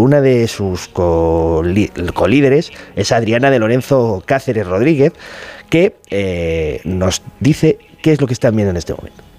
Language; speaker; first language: Spanish; native; Spanish